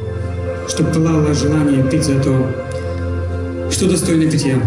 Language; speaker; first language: Russian; native; Russian